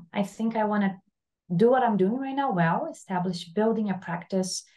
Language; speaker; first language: English; non-native, fluent; Portuguese